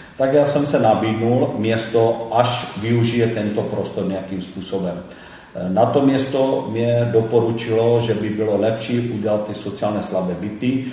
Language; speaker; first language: Czech; non-native, fluent; Hindi